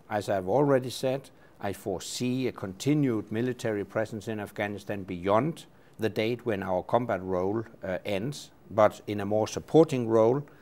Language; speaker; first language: English; non-native, fluent; Danish